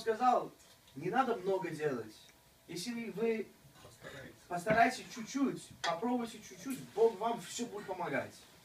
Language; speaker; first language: Russian; early bilingual, heritage; Russian